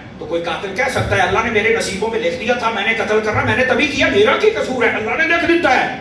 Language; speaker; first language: Urdu; non-native, local second language; Punjabi